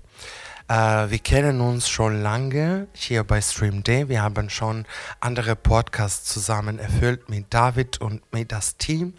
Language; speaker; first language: German; non-native, fluent; Greek